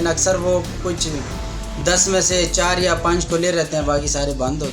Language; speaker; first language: Hindi; non-native, local second language; Pashto